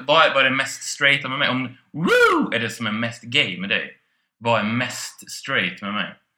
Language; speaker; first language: Swedish; native; Swedish